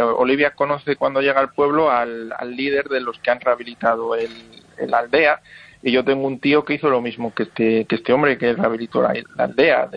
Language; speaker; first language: Spanish; native; Spanish